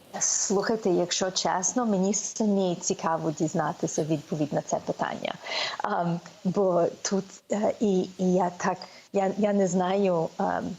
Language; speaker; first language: Ukrainian; early bilingual, heritage; Ukrainian